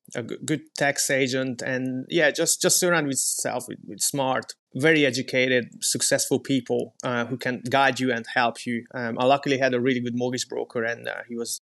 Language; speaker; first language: English; non-native, fluent; Hungarian